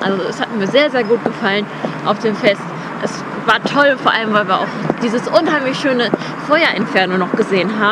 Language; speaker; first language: German; native; German